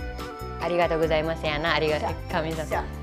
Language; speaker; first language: Japanese; non-native, learner; Hindi